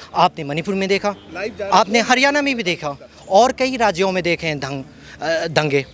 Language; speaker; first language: Hindi; non-native, local second language; Manipuri